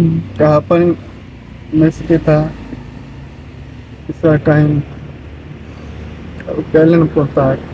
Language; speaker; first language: Filipino; non-native, learner; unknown